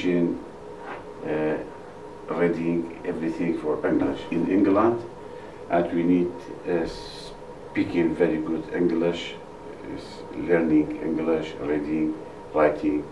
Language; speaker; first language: English; non-native, learner; Arabic